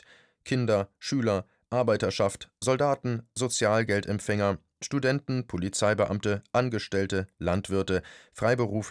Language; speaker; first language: German; native; German